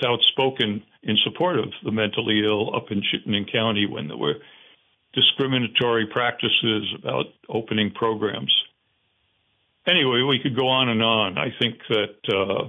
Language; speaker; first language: English; native; English